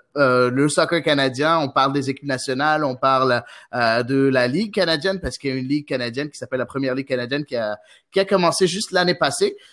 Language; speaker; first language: French; non-native, local second language; Arabic